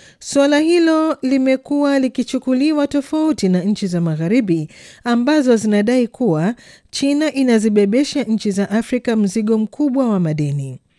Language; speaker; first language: Swahili; native; Swahili